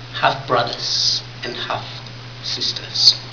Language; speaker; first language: English; non-native, fluent; Tigrinya